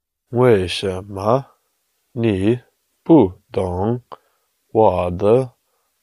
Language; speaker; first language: Chinese; non-native, learner; English